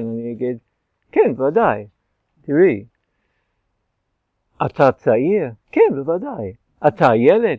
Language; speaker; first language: Hebrew; non-native, fluent; English